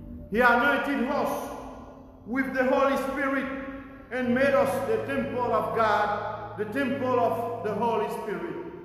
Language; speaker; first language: English; non-native, fluent; Haitian Creole